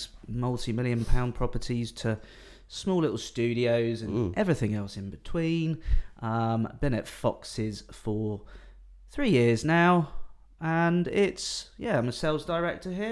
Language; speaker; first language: English; native; English